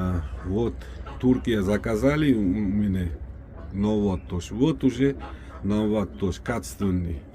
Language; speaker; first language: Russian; non-native, local second language; Uzbek